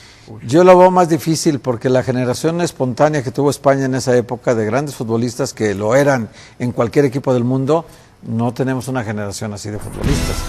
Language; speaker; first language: Spanish; native; Spanish